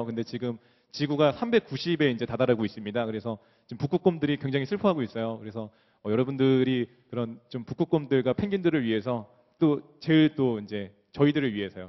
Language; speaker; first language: Korean; native; Korean